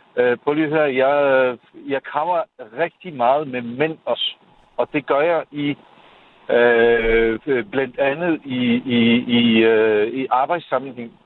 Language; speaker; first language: Danish; non-native, fluent; Polish